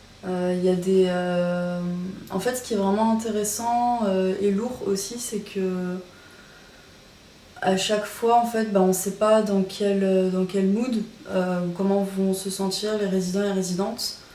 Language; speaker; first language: French; native; French